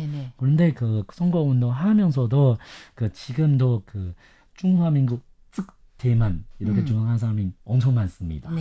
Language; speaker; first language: Korean; non-native, fluent; Chinese